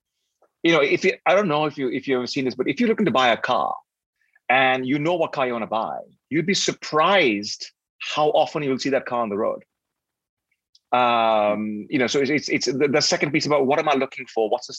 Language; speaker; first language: English; non-native, local second language; Hindi